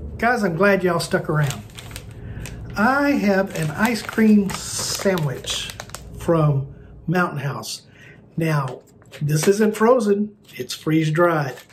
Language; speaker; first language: English; native; English